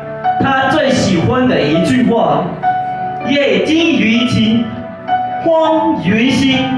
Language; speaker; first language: Chinese; non-native, learner; Lao